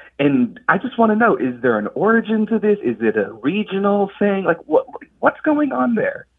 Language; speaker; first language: English; native; English